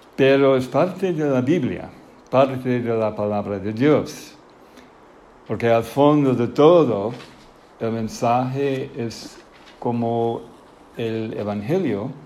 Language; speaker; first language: Spanish; non-native, fluent; English